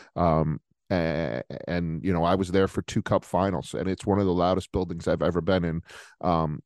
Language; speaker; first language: English; native; English